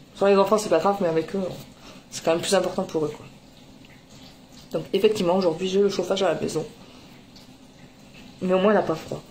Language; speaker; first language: French; native; French